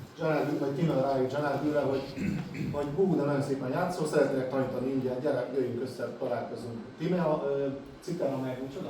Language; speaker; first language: Hungarian; native; Hungarian